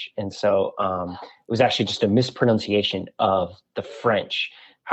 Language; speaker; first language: English; native; English